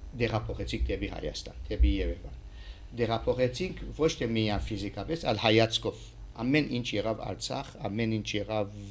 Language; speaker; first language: Armenian; early bilingual, heritage; Armenian